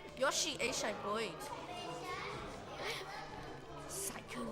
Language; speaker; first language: Welsh; non-native, local second language; English